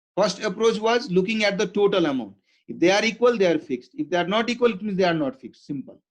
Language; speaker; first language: English; non-native, local second language; Nepali